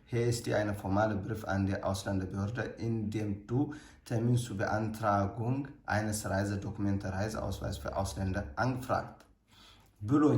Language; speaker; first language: German; non-native, learner; Amharic